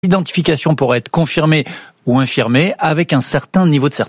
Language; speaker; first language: French; native; French